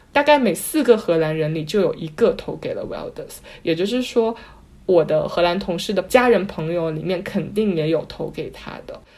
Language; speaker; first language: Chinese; non-native, local second language; Cantonese